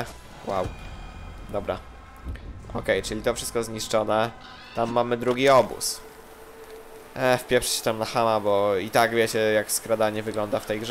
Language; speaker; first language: Polish; native; Polish